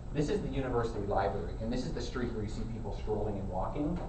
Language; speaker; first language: English; native; English